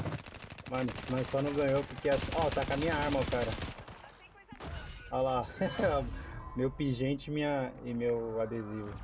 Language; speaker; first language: Portuguese; native; Portuguese